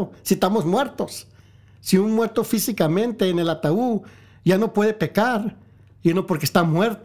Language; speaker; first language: Spanish; early bilingual, heritage; Spanish